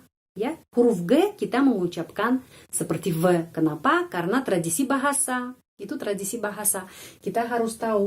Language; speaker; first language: Indonesian; non-native, fluent; Russian